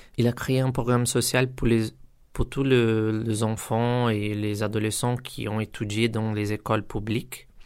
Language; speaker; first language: French; non-native, learner; Portuguese